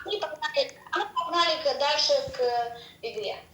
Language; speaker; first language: Russian; native; Russian